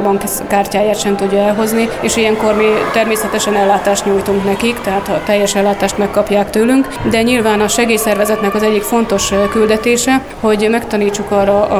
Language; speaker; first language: Hungarian; native; Hungarian